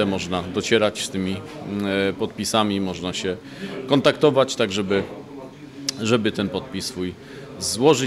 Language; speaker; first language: Polish; native; Polish